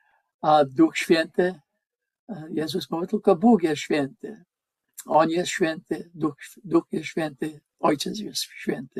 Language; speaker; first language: Polish; non-native, learner; English